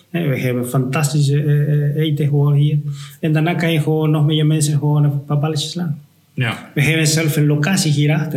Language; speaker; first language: Dutch; non-native, fluent; Spanish